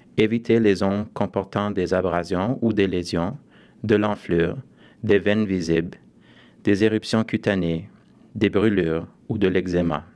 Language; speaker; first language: French; native; French